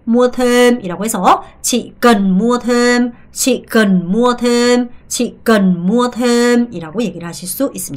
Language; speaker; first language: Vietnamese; non-native, fluent; Korean